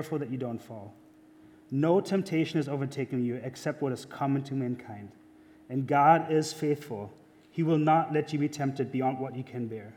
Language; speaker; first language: English; non-native, fluent; German